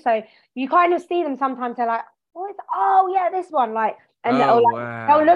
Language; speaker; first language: English; native; English